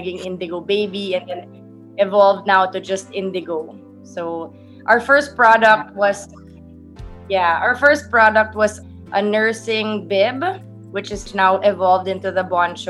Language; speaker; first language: English; non-native, local second language; Filipino